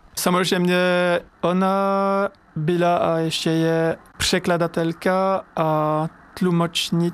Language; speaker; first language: Czech; non-native, fluent; French